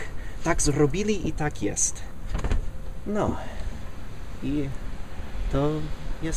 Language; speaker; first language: Polish; non-native, learner; English